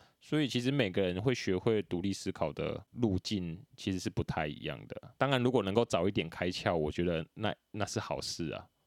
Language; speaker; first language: Chinese; native; Chinese